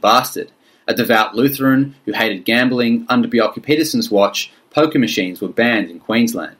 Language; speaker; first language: English; native; English